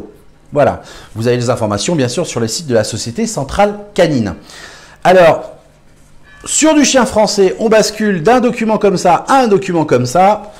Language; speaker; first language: French; native; French